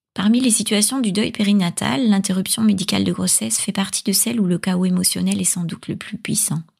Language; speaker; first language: French; native; French